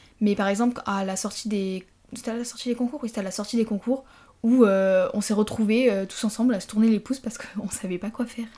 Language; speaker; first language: French; native; French